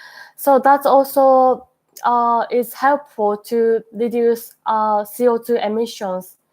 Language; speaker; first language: English; non-native, learner; Japanese